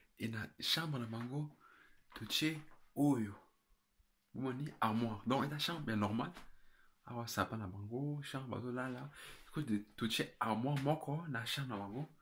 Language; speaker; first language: Lingala; non-native, learner; French